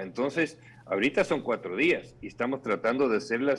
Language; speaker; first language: Spanish; native; Spanish